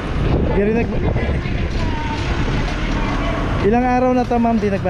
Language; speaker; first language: Filipino; native; Filipino